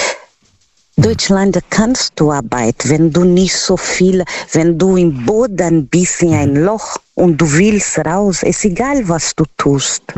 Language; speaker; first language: German; non-native, learner; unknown